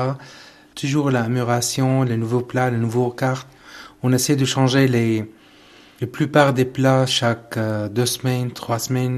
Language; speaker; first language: French; non-native, learner; Arabic